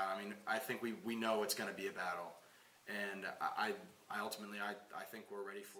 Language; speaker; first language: English; native; English